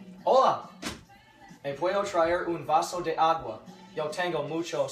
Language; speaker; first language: Spanish; non-native, learner; English